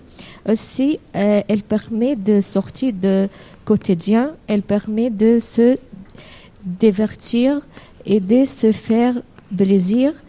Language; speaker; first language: French; non-native, learner; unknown